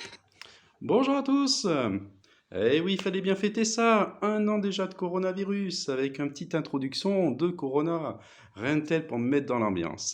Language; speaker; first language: French; native; French